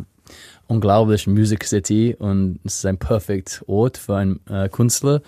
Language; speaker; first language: German; non-native, fluent; English